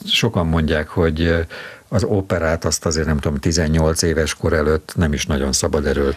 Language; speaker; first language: Hungarian; native; Hungarian